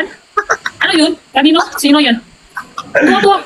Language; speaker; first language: Filipino; non-native, learner; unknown